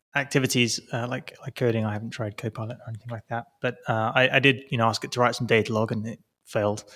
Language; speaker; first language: English; native; English